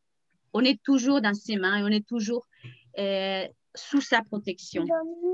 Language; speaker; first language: French; native; French